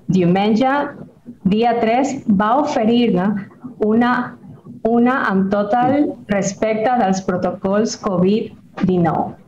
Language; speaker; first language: Catalan; non-native, fluent; Spanish